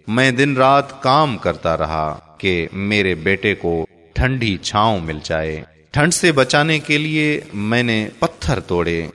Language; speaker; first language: Urdu; native; Urdu